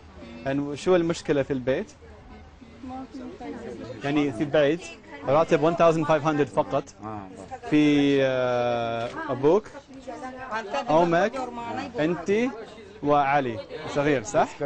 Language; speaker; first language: Arabic; non-native, learner; English